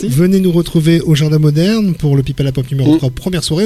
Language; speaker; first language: French; native; French